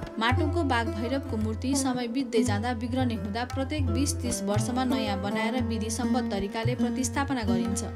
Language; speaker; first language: Nepali; native; Nepali